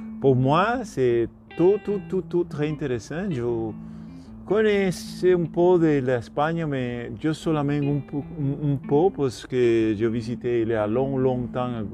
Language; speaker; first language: French; non-native, learner; Spanish